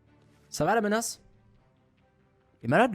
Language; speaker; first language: French; native; French